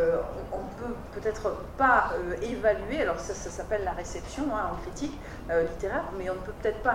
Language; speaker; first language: French; native; French